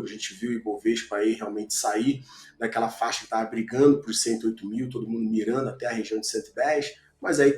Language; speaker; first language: Portuguese; native; Portuguese